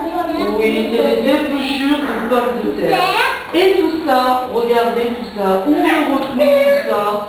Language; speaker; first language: French; native; French